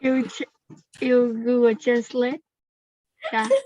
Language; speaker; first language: English; non-native, learner; Vietnamese